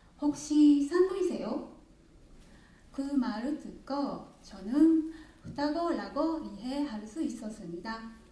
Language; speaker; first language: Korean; non-native, learner; Japanese